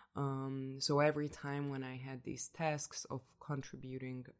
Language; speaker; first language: English; non-native, fluent; Hungarian